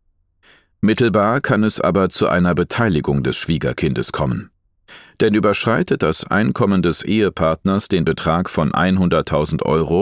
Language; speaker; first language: German; native; German